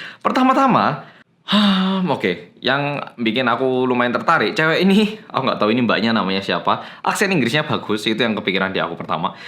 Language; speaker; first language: Indonesian; non-native, fluent; Korean